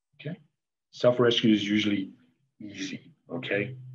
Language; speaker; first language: English; native; English